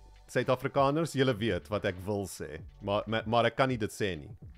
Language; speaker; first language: Afrikaans; non-native, learner; English